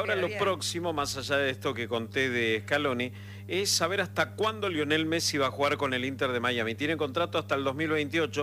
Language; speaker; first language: Spanish; native; Spanish